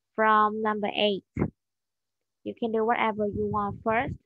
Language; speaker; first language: English; non-native, fluent; Vietnamese